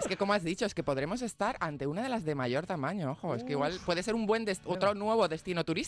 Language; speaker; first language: Spanish; native; Spanish